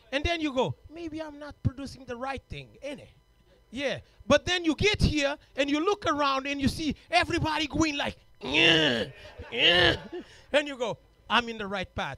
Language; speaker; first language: English; non-native, fluent; Portuguese